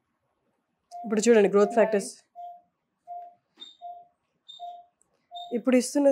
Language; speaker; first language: Telugu; native; Telugu